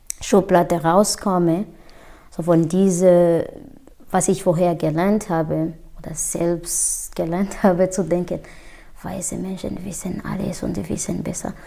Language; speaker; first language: German; non-native, fluent; Kinyarwanda